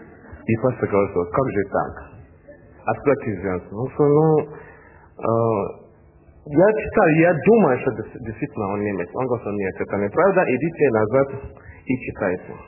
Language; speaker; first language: Russian; non-native, learner; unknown